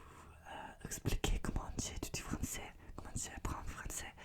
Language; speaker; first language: French; non-native, learner; Russian